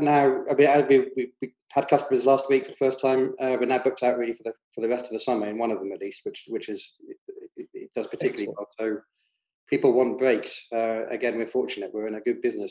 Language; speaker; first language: English; native; English